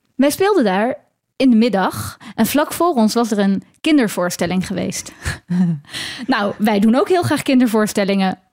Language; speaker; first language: Dutch; native; Dutch